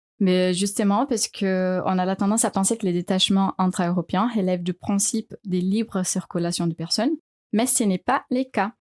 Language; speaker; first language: French; non-native, fluent; Portuguese